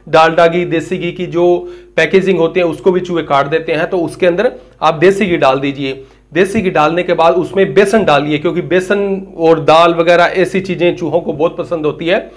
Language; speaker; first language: Hindi; native; Hindi